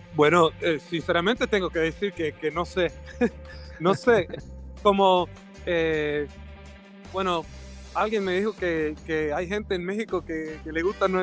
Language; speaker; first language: Spanish; non-native, fluent; Swedish